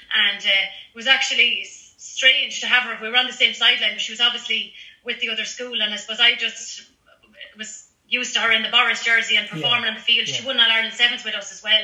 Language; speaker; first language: English; native; English